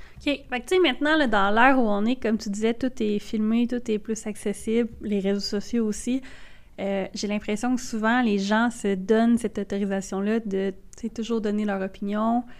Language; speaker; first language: French; native; French